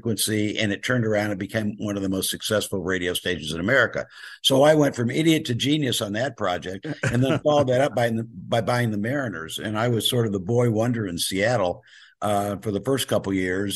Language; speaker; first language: English; native; English